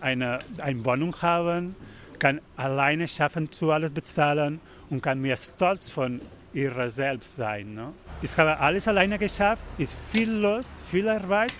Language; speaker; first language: German; non-native, learner; Spanish